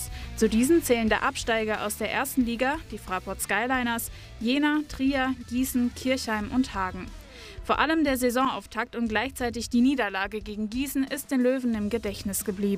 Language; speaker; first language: German; native; German